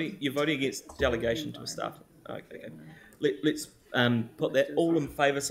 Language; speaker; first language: English; native; English